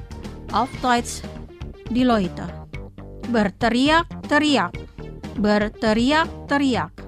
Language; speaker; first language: German; non-native, fluent; Indonesian